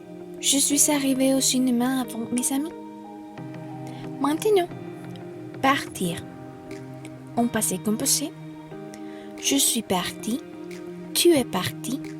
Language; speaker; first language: French; non-native, fluent; Spanish